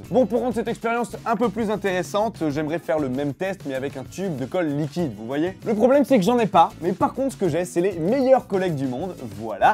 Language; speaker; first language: French; native; French